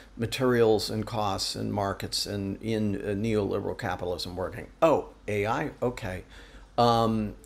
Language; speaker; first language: English; native; English